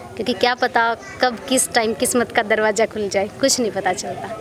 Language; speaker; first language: Hindi; native; Hindi